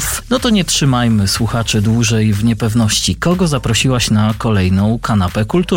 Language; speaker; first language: Polish; native; Polish